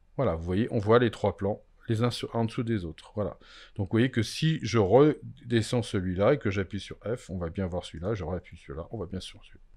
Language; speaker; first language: French; native; French